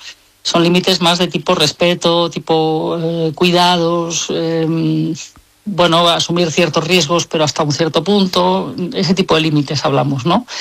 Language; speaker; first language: Spanish; native; Spanish